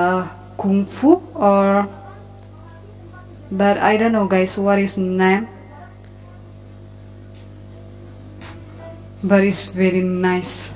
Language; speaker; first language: English; non-native, learner; Indonesian